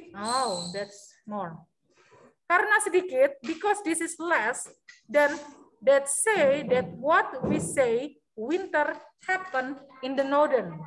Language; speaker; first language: English; non-native, learner; Indonesian